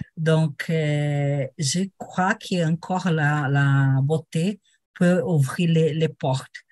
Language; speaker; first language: French; non-native, learner; Portuguese